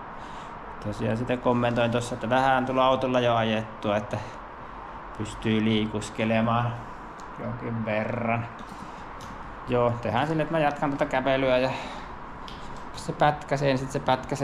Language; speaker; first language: Finnish; native; Finnish